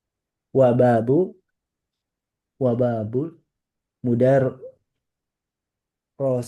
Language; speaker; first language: Arabic; non-native, learner; Indonesian